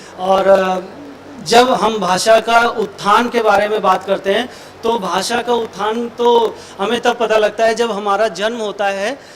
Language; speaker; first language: Hindi; native; Hindi